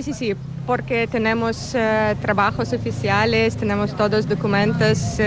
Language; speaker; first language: Spanish; non-native, learner; Ukrainian